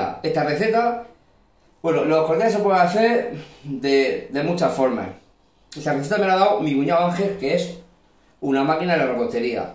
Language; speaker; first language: Spanish; native; Spanish